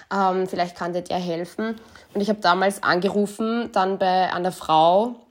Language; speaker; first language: German; native; German